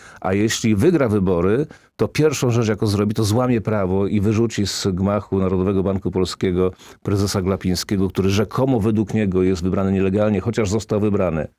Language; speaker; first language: Polish; native; Polish